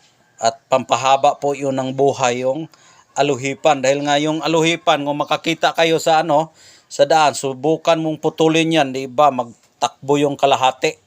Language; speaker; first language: Filipino; non-native, local second language; Cebuano